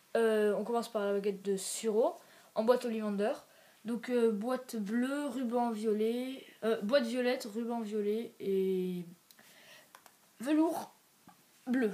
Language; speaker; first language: French; native; French